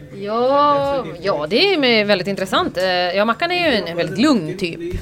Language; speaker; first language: Swedish; native; Swedish